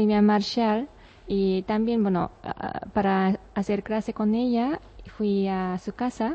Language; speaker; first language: Spanish; non-native, learner; Japanese